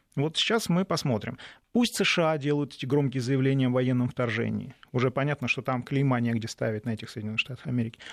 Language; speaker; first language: Russian; native; Russian